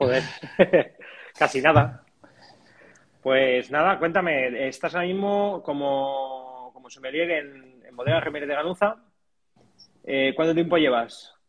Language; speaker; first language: Spanish; native; Spanish